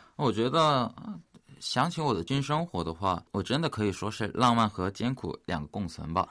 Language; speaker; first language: Chinese; early bilingual, other home language; Korean